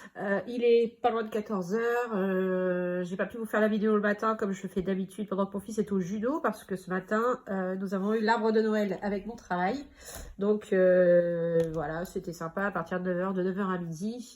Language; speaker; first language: French; native; French